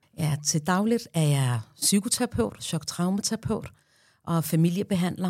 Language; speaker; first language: Danish; non-native, fluent; Arabic